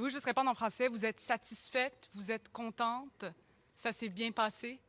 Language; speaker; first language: French; native; French